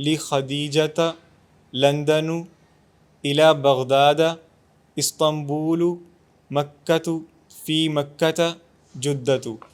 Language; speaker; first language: Arabic; non-native, learner; Urdu